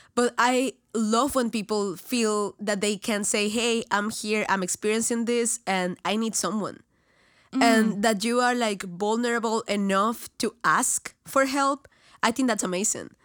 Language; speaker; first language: English; non-native, fluent; Spanish